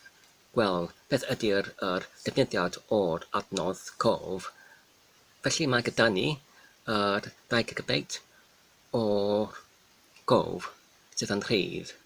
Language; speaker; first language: Welsh; non-native, learner; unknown